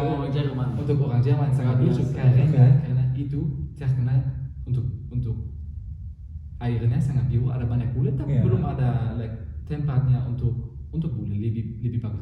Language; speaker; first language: Indonesian; non-native, fluent; German